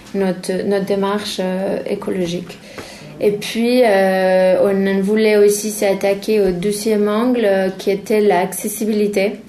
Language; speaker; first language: French; non-native, fluent; Spanish